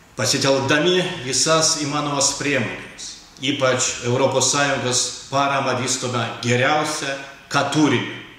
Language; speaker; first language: Lithuanian; non-native, local second language; Polish